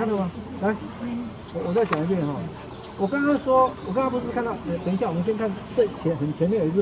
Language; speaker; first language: Chinese; native; Chinese